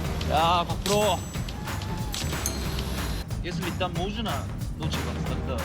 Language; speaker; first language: Russian; non-native, learner; Korean